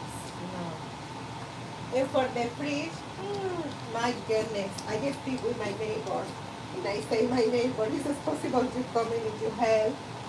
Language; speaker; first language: English; non-native, learner; Spanish